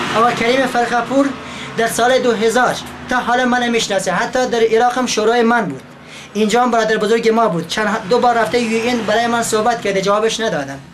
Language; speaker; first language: Persian; non-native, local second language; Kurdish